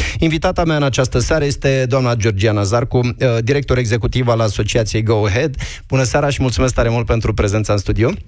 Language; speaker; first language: Romanian; native; Romanian